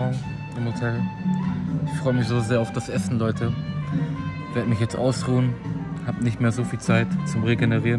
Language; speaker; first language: German; early bilingual, other home language; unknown